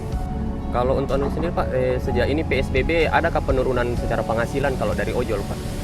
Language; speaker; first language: Indonesian; native; Indonesian